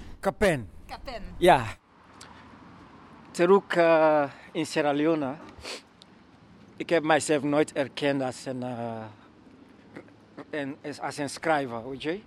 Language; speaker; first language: Dutch; non-native, learner; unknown